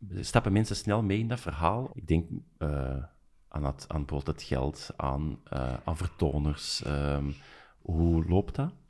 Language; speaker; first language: Dutch; native; Dutch